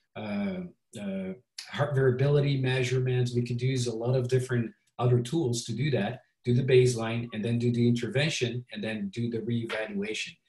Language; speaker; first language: English; non-native, fluent; Portuguese